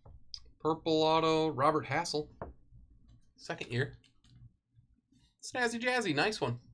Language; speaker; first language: English; native; English